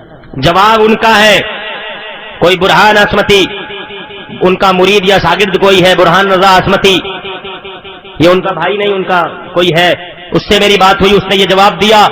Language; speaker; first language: Urdu; native; Urdu